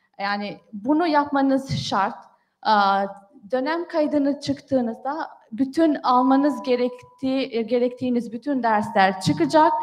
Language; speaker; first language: Turkish; non-native, fluent; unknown